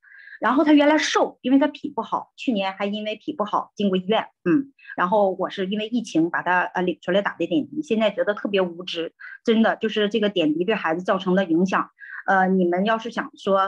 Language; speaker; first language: Chinese; native; Chinese